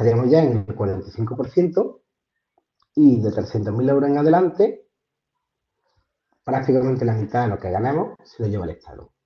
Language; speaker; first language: Spanish; native; Spanish